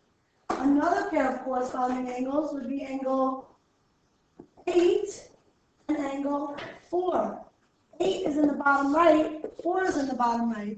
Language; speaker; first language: English; native; English